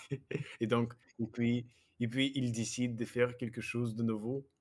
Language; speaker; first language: French; non-native, learner; Russian